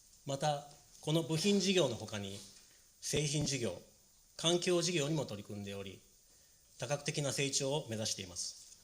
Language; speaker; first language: Japanese; native; Japanese